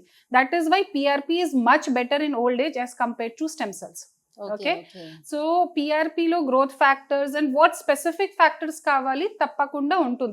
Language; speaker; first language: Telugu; non-native, local second language; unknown